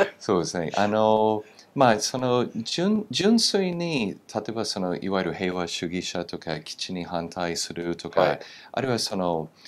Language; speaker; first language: Japanese; non-native, fluent; English